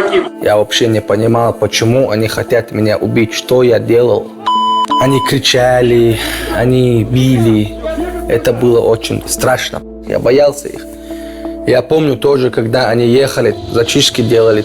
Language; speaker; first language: Russian; non-native, local second language; Chechen